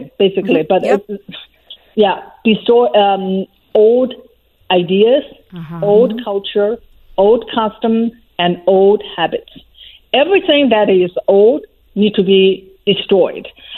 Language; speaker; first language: English; non-native, fluent; Chinese